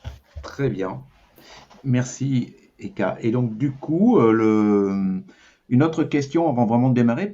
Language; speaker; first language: French; native; French